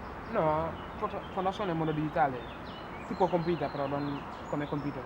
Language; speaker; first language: Italian; non-native, learner; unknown